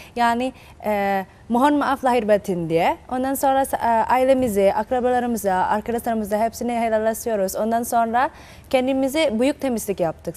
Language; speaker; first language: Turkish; non-native, fluent; Indonesian